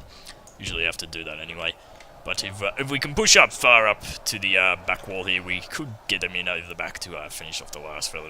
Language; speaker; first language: English; native; English